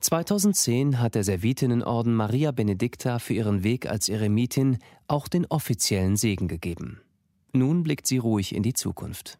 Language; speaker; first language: German; native; German